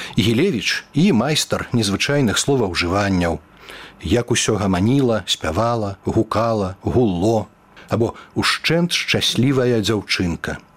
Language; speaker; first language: Belarusian; native; Belarusian